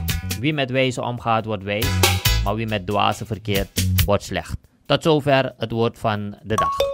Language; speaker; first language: Dutch; native; Dutch